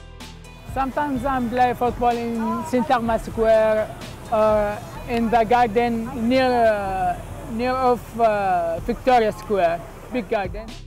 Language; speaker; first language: English; non-native, learner; Arabic